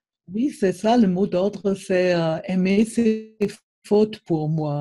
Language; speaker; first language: French; non-native, fluent; German